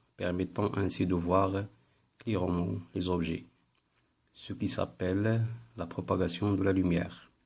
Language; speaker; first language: French; non-native, local second language; Arabic